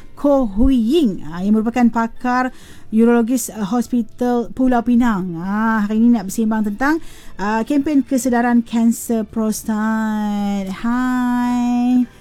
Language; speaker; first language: Malay; native; Malay